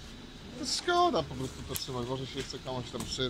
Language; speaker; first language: Polish; native; Polish